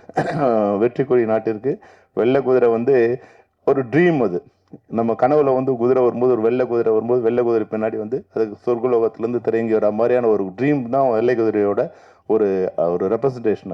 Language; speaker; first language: Tamil; native; Tamil